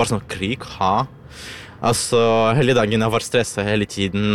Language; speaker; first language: Norwegian; non-native, learner; Ukrainian